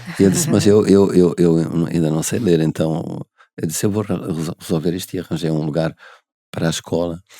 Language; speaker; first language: Portuguese; native; Portuguese